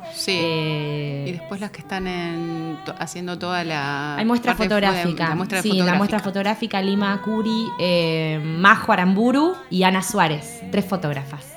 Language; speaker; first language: Spanish; native; Spanish